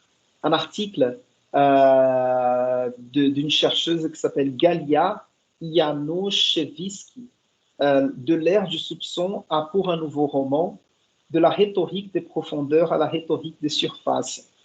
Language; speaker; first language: French; non-native, fluent; Portuguese